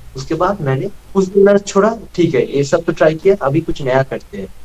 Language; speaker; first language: Hindi; non-native, local second language; Bangla